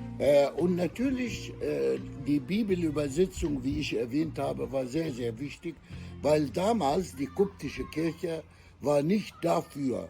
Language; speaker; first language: German; non-native, fluent; Arabic